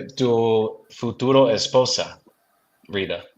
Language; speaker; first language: Spanish; non-native, learner; English